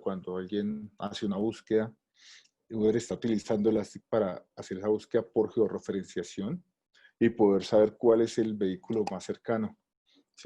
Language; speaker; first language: Spanish; native; Spanish